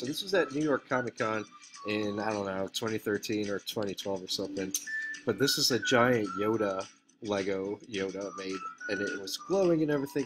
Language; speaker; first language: English; native; English